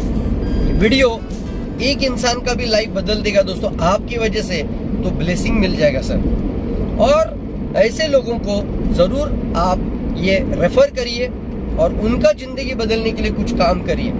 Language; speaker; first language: Hindi; non-native, local second language; Marathi